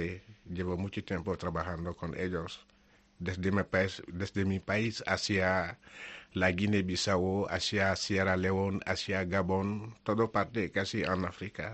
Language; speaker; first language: Spanish; non-native, learner; Wolof